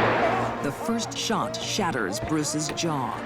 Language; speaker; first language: English; native; English